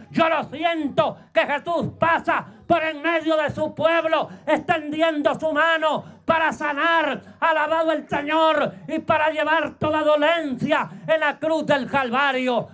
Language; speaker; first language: Spanish; native; Spanish